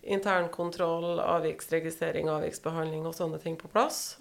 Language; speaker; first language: Norwegian; native; Norwegian